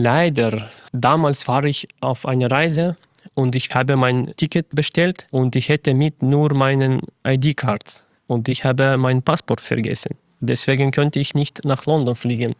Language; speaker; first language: German; non-native, fluent; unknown